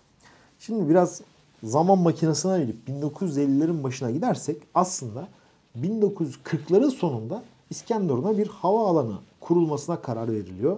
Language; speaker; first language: Turkish; native; Turkish